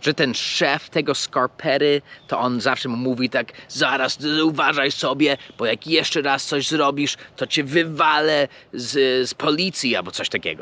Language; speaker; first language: Polish; early bilingual, heritage; English